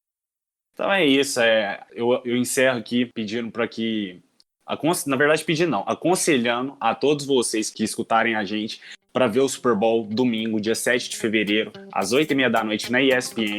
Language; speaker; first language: Portuguese; native; Portuguese